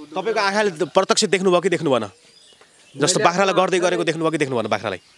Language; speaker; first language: Nepali; native; Nepali